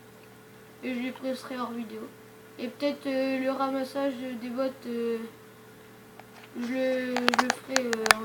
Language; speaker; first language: French; native; French